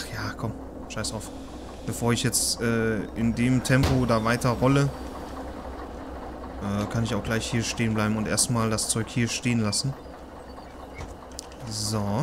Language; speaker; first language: German; native; German